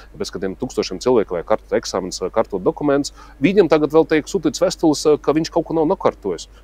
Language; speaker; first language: Latvian; non-native, local second language; Russian